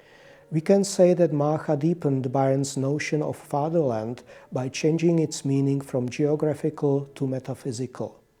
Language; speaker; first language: English; non-native, fluent; Czech